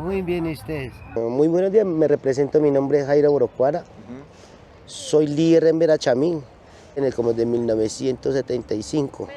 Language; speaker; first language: Spanish; non-native, local second language; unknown